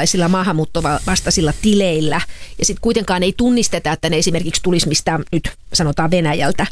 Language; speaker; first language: Finnish; native; Finnish